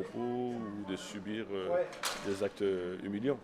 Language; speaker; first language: French; native; French